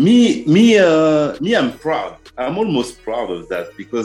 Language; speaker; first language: English; non-native, learner; French